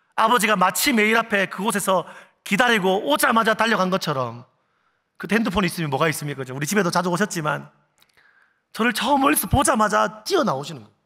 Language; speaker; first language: Korean; native; Korean